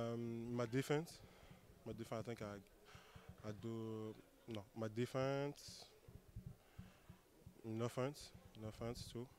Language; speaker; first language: English; non-native, learner; French